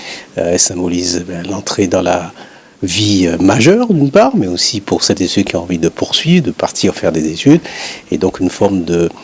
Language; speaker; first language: French; native; French